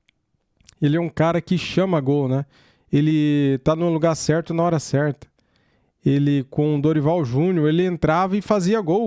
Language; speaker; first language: Portuguese; native; Portuguese